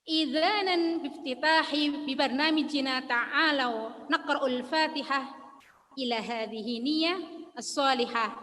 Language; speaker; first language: Arabic; non-native, fluent; Indonesian